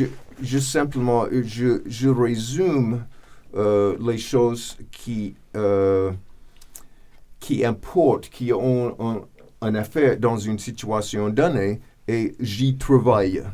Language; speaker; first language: French; non-native, fluent; English